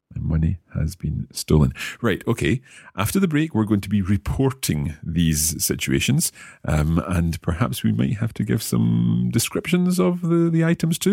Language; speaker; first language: English; native; English